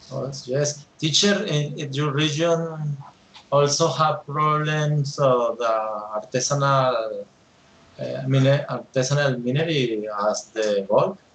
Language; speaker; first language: English; non-native, learner; Spanish